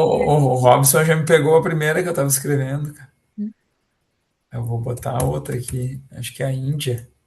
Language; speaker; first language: Portuguese; native; Portuguese